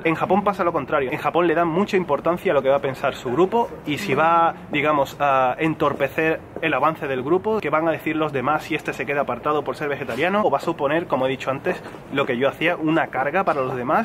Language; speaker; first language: Spanish; native; Spanish